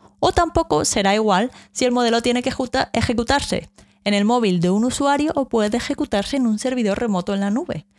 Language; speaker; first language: Spanish; native; Spanish